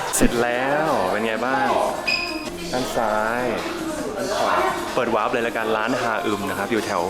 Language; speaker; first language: Thai; native; Thai